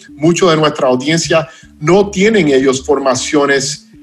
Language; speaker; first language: Spanish; non-native, fluent; English